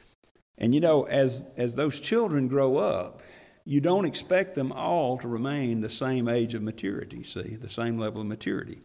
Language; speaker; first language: English; native; English